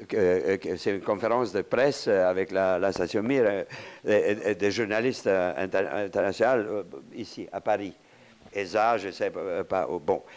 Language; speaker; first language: French; non-native, fluent; Romanian